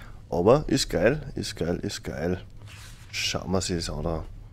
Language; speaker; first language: German; native; German